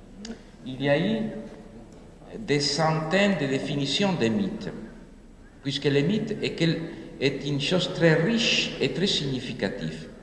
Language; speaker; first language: French; non-native, fluent; Spanish